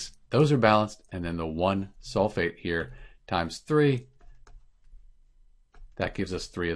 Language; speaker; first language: English; native; English